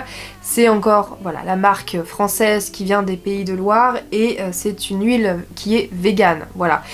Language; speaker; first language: French; native; French